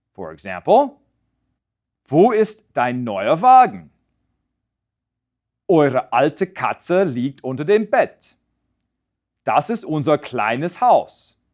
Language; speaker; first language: German; non-native, fluent; English